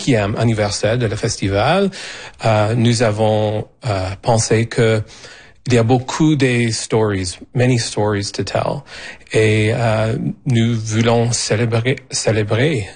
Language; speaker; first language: French; non-native, fluent; English